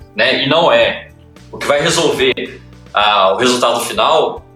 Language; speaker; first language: Portuguese; native; Portuguese